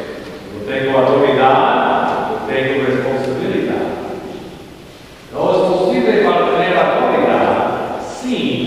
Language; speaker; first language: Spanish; non-native, learner; English